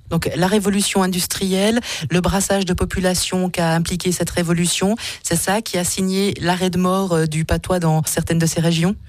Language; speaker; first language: French; native; French